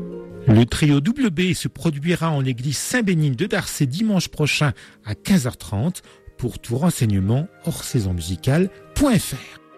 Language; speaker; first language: French; native; French